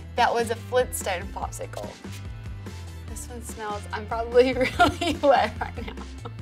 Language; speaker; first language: English; native; English